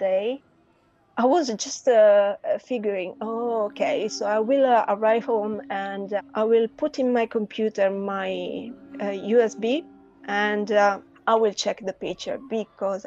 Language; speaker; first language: English; non-native, fluent; Italian